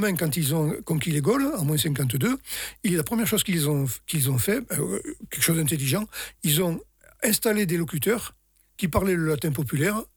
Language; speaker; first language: French; native; French